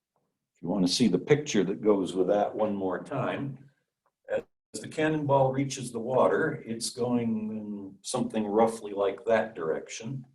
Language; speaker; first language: English; native; English